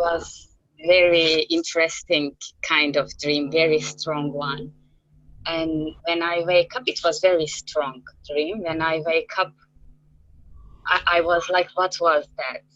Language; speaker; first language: English; non-native, learner; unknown